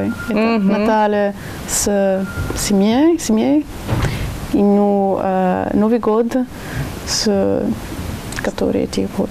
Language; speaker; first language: Russian; non-native, learner; Italian